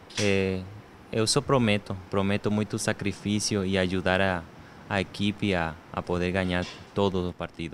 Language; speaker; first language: Portuguese; non-native, learner; Spanish